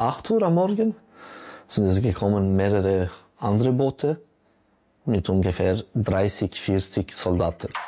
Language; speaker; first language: German; non-native, local second language; French